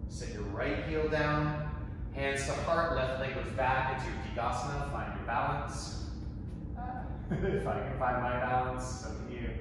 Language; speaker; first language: English; native; English